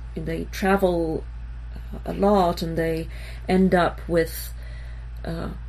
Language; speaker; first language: English; early bilingual, other home language; Hebrew